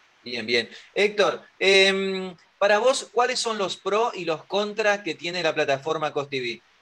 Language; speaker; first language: Spanish; native; Spanish